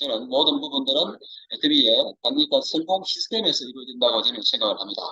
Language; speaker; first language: Korean; native; Korean